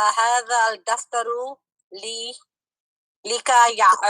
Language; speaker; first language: Arabic; non-native, learner; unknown